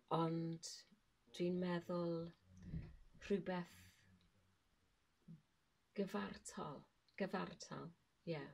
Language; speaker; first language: Welsh; non-native, learner; English